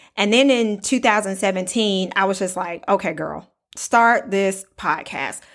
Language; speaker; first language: English; native; English